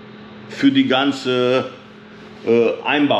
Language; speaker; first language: German; non-native, fluent; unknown